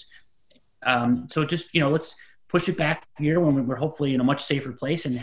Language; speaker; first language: English; native; English